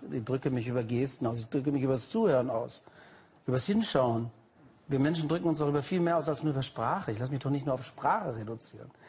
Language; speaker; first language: German; native; German